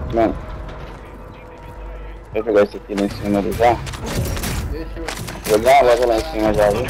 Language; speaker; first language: Portuguese; native; Portuguese